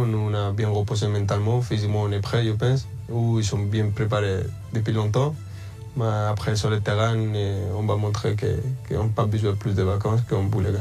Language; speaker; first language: French; early bilingual, other home language; Spanish